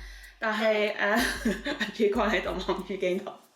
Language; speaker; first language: Cantonese; early bilingual, heritage; Cantonese